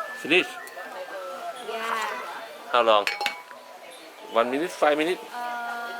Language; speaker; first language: English; non-native, learner; Thai